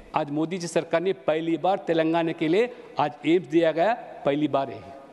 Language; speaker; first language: Hindi; non-native, local second language; Telugu